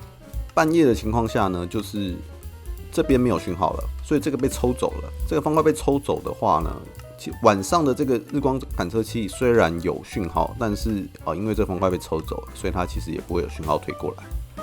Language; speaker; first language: Chinese; native; Chinese